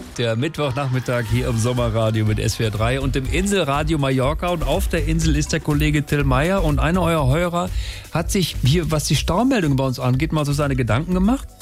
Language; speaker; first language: German; native; German